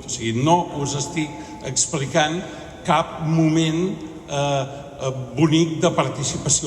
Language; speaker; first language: Catalan; native; Catalan